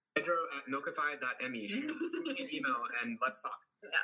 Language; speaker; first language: English; non-native, fluent; Portuguese